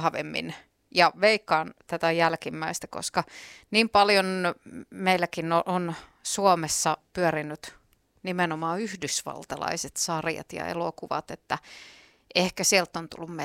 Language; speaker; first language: Finnish; native; Finnish